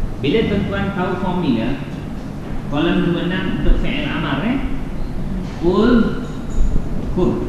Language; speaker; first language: Malay; native; Malay